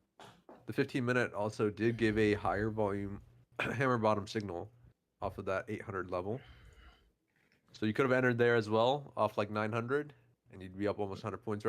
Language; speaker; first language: English; native; English